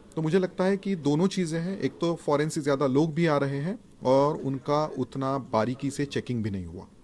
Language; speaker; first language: Hindi; non-native, local second language; Marathi